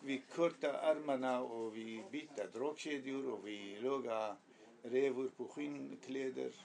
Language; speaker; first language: Swedish; non-native, learner; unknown